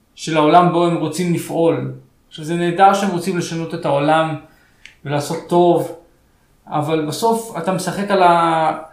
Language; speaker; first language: Hebrew; early bilingual, other home language; Russian